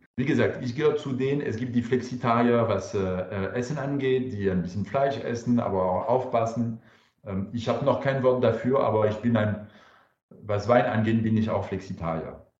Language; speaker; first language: German; non-native, fluent; French